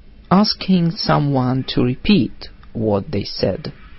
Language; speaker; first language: English; non-native, fluent; Russian